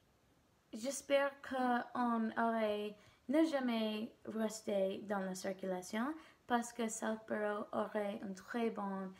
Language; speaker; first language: French; non-native, learner; English